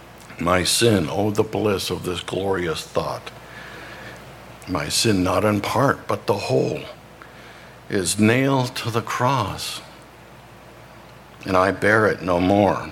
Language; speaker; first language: English; native; English